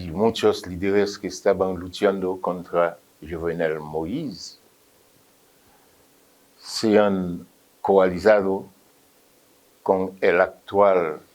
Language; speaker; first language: Spanish; non-native, fluent; French